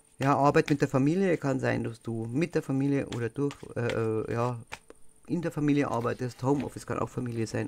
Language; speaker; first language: German; native; German